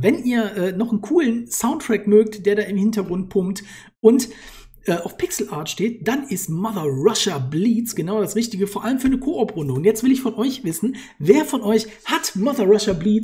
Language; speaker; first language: German; native; German